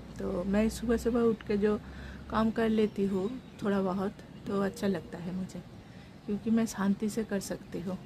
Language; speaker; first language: Hindi; non-native, local second language; Bangla